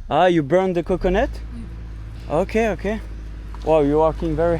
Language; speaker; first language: English; non-native, learner; French